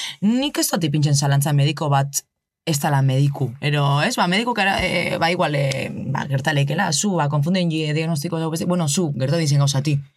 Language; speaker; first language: Basque; native; Basque